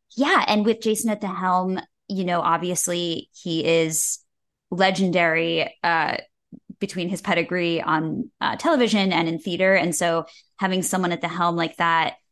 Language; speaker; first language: English; native; English